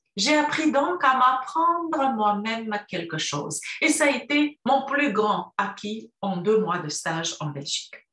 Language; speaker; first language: French; non-native, fluent; Romanian